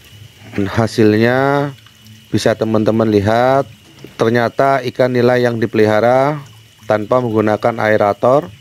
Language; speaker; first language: Indonesian; native; Indonesian